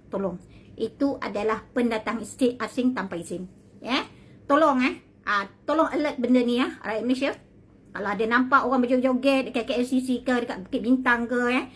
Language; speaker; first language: Malay; native; Malay